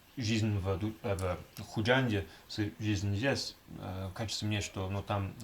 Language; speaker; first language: Russian; non-native, learner; English